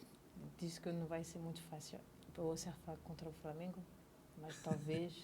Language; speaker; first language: Portuguese; non-native, fluent; French